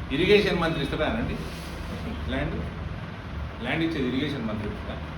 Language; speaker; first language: Telugu; native; Telugu